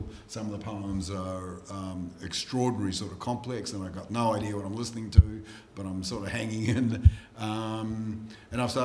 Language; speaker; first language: English; non-native, local second language; Limburgish